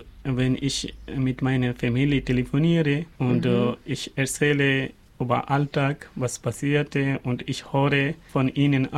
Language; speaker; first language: German; non-native, learner; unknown